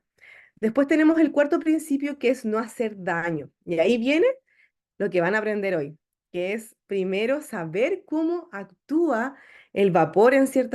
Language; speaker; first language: Spanish; native; Spanish